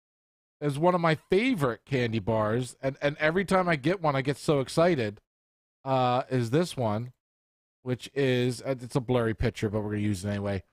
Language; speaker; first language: English; native; English